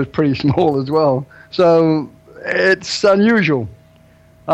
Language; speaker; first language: English; native; English